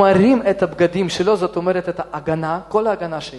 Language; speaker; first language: Hebrew; non-native, fluent; Russian